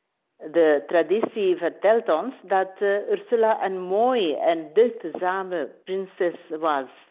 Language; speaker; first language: Dutch; non-native, learner; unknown